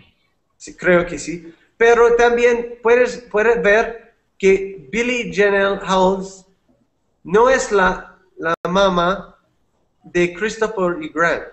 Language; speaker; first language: Spanish; non-native, fluent; English